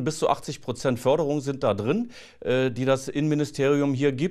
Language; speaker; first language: German; native; German